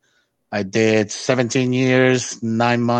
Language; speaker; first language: English; non-native, fluent; Spanish